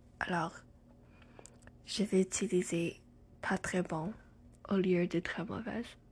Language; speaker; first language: French; non-native, learner; English